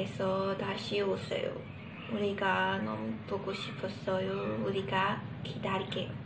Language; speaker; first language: Korean; non-native, learner; Burmese